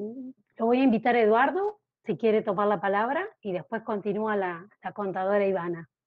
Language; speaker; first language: Spanish; native; Spanish